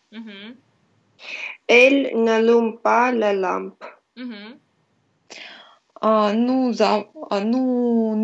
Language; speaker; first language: French; non-native, learner; Russian